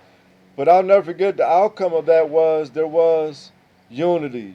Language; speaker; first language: English; native; English